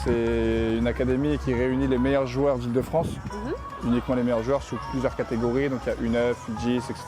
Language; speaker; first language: French; native; French